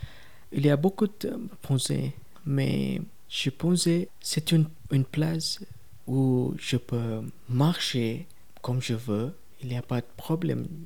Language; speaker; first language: French; non-native, learner; Tamil